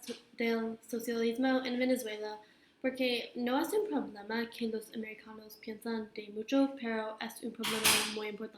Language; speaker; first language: Spanish; non-native, learner; English